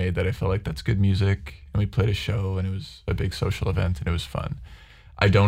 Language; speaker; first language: English; native; English